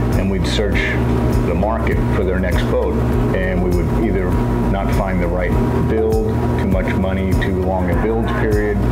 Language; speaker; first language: English; native; English